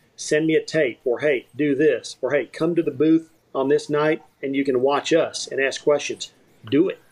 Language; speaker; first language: English; native; English